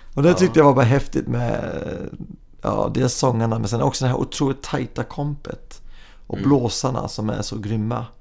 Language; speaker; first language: Swedish; early bilingual, other home language; English